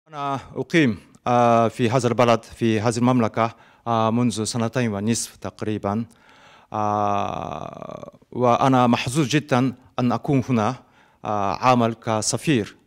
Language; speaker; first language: Arabic; non-native, fluent; Japanese